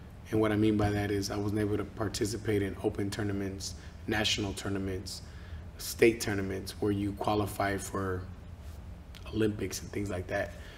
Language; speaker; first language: English; early bilingual, other home language; Spanish